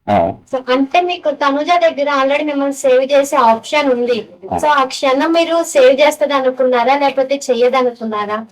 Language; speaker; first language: Telugu; native; Telugu